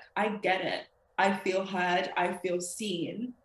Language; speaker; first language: English; native; English